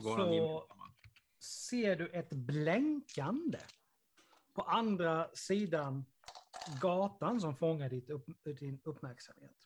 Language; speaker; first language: Swedish; native; Swedish